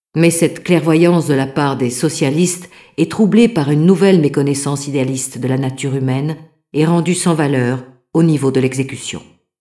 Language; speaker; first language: French; native; French